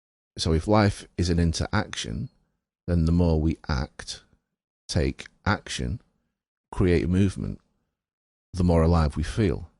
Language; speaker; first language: English; native; English